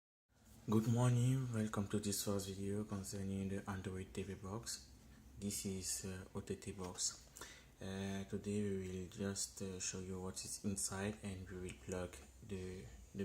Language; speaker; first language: English; non-native, learner; French